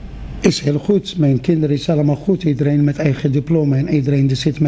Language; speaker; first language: Dutch; non-native, fluent; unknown